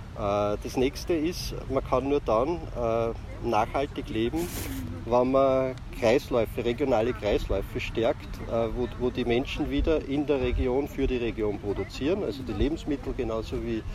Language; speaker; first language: German; native; German